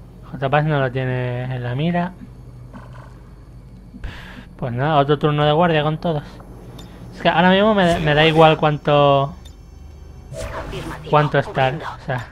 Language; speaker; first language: Spanish; native; Spanish